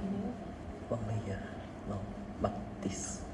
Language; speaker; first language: French; non-native, learner; Vietnamese